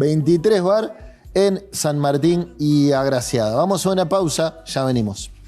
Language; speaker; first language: Spanish; native; Spanish